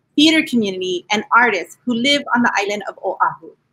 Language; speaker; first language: English; native; English